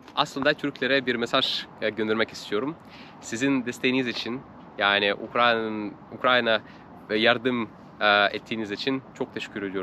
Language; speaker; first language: Turkish; non-native, fluent; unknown